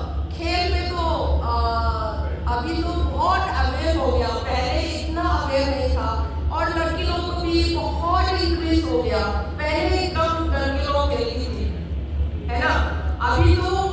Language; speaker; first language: Hindi; non-native, local second language; Manipuri